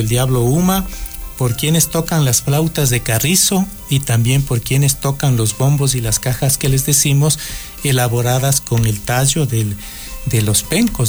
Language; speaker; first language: Spanish; native; Spanish